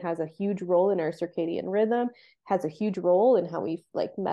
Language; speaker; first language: English; native; English